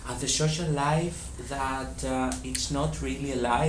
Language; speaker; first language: English; non-native, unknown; Greek